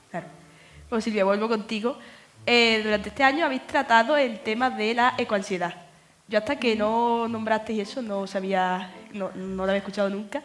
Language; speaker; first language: Spanish; native; Spanish